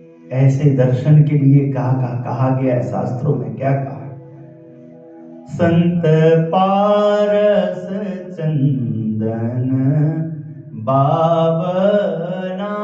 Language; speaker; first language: Hindi; native; Hindi